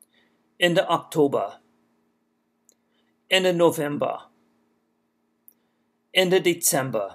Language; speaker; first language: German; non-native, fluent; English